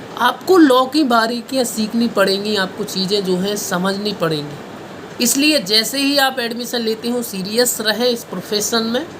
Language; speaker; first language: Hindi; native; Hindi